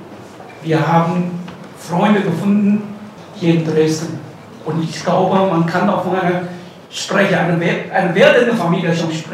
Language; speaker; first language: German; non-native, fluent; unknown